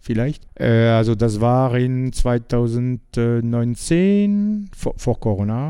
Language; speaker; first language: German; non-native, learner; French